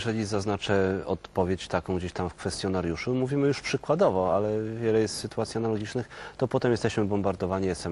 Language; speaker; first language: Polish; native; Polish